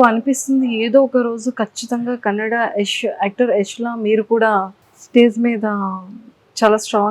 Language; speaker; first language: Telugu; native; Telugu